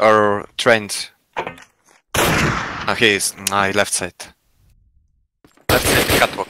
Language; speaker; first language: English; non-native, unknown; Polish